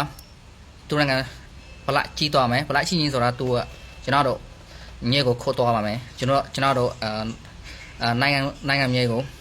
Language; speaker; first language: Burmese; non-native, learner; Khmer